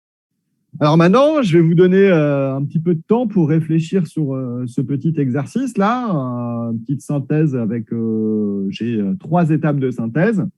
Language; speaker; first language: French; native; French